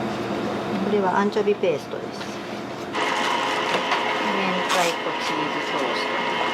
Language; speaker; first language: Japanese; native; Japanese